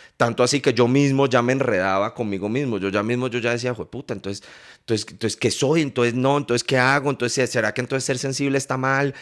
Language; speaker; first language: Spanish; early bilingual, heritage; English